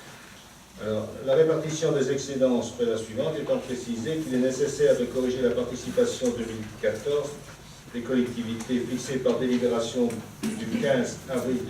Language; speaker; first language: French; native; French